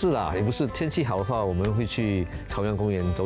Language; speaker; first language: Chinese; native; Chinese